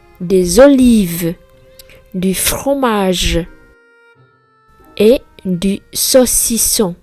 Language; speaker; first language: French; non-native, fluent; Vietnamese